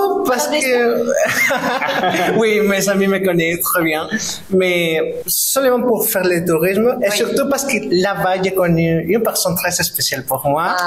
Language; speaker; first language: French; non-native, fluent; Spanish